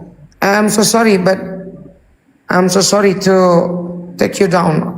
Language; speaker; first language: English; non-native, learner; Indonesian